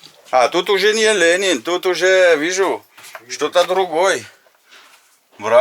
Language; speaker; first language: Russian; non-native, learner; English